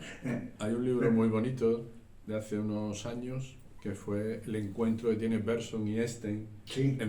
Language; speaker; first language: Spanish; native; Spanish